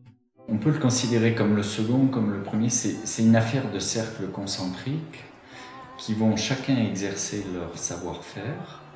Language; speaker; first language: French; native; French